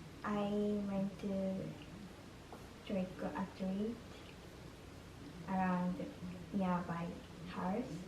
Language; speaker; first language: English; non-native, learner; Japanese